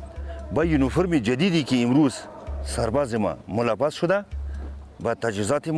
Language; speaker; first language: Persian; native; Persian